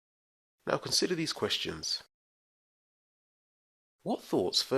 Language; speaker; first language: English; native; English